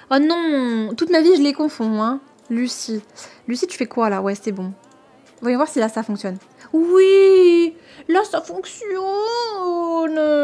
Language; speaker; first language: French; native; French